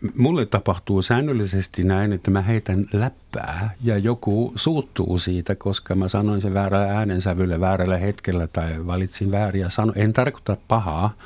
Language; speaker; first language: Finnish; non-native, fluent; German